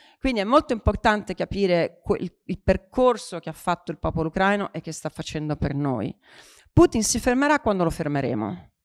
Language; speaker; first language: Italian; native; Italian